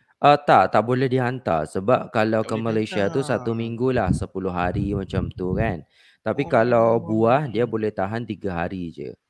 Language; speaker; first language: Malay; non-native, fluent; Indonesian